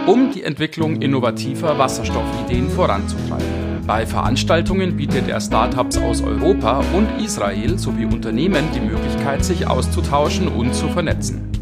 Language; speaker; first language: German; native; German